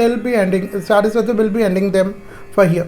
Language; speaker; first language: English; non-native, local second language; Hindi